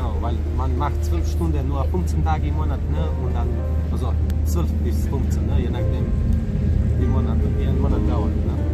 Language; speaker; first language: German; non-native, fluent; Serbian